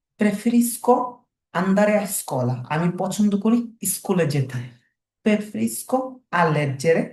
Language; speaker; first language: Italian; non-native, fluent; Bangla